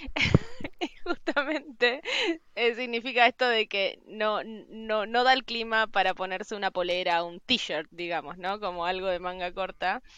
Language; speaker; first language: Spanish; native; Spanish